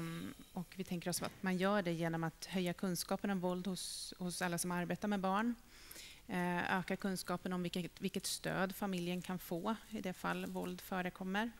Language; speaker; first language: Swedish; native; Swedish